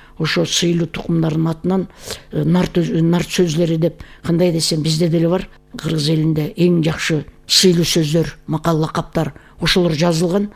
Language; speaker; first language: Kyrgyz; native; Kyrgyz